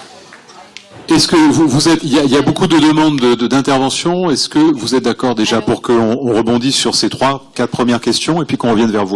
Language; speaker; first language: French; native; French